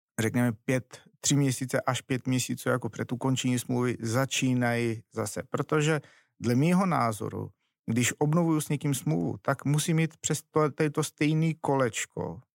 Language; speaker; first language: Czech; non-native, fluent; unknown